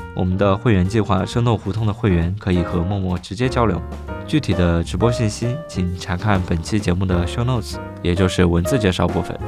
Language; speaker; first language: Chinese; native; Chinese